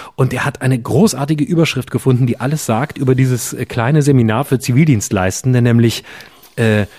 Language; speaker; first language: German; native; German